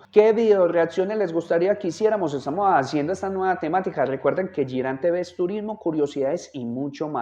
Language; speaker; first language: Spanish; native; Spanish